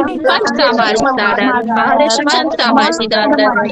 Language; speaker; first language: Persian; non-native, learner; Urdu